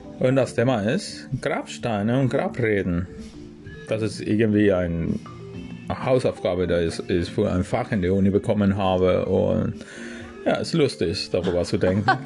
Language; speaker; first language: German; non-native, fluent; Spanish